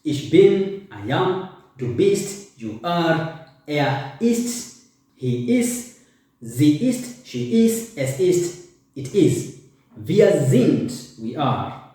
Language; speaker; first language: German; non-native, fluent; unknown